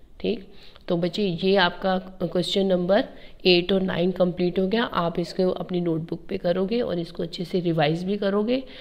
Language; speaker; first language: Hindi; native; Hindi